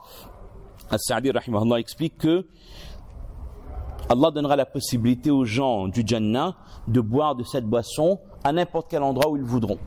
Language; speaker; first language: French; native; French